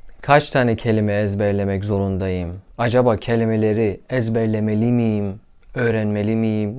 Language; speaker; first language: Turkish; non-native, learner; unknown